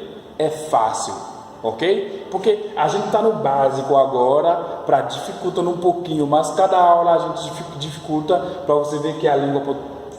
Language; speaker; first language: Portuguese; non-native, fluent; French